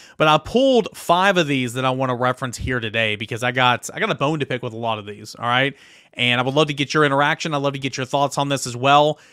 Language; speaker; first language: English; native; English